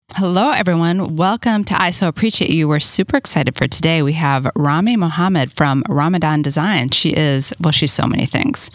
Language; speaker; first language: English; native; English